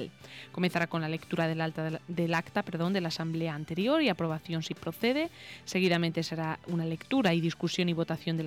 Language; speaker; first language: Spanish; native; Spanish